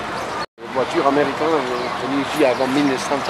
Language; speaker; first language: French; non-native, learner; Spanish